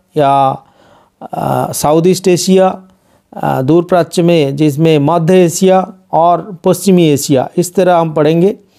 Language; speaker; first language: Hindi; non-native, local second language; Bangla